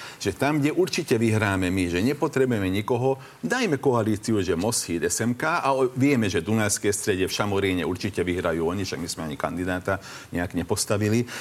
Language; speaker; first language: Slovak; non-native, local second language; Hungarian